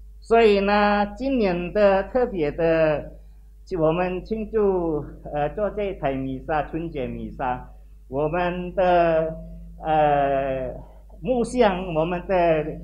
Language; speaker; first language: Chinese; non-native, local second language; Indonesian